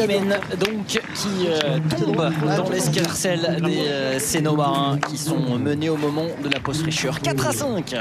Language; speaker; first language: French; native; French